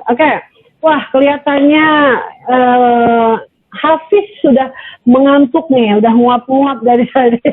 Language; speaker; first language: Indonesian; native; Indonesian